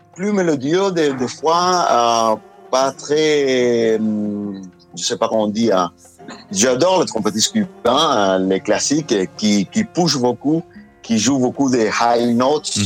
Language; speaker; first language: French; non-native, fluent; Spanish